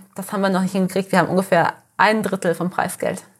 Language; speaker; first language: German; early bilingual, heritage; Portuguese